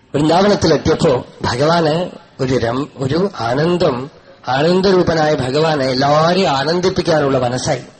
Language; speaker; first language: Malayalam; non-native, local second language; Tamil